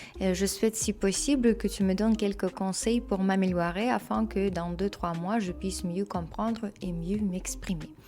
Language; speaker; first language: French; non-native, fluent; Russian